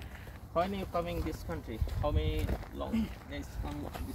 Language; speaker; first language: English; non-native, learner; Bangla